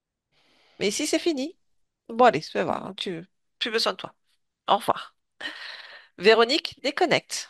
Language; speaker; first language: French; native; French